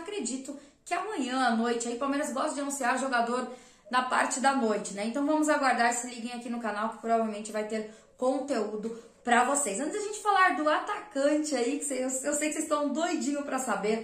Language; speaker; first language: Portuguese; native; Portuguese